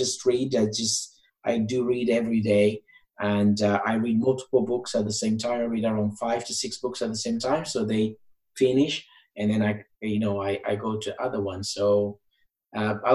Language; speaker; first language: English; non-native, fluent; Portuguese